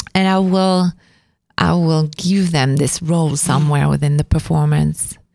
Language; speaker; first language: English; non-native, fluent; French